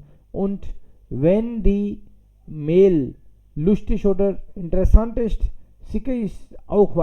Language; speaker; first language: German; non-native, fluent; Hindi